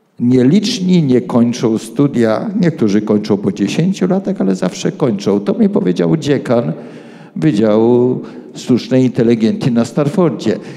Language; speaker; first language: Polish; native; Polish